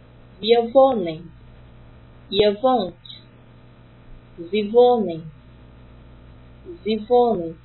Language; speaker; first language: German; non-native, fluent; Portuguese